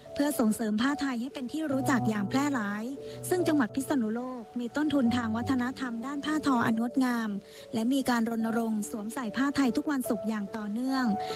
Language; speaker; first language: Thai; native; Thai